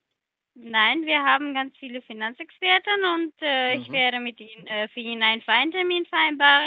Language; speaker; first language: German; non-native, learner; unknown